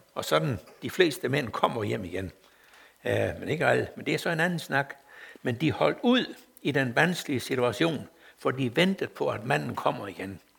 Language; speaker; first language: Danish; native; Danish